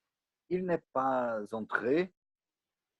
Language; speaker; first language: French; non-native, learner; Portuguese